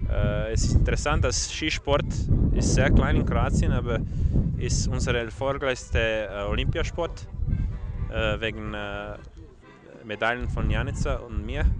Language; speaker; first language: German; non-native, fluent; Croatian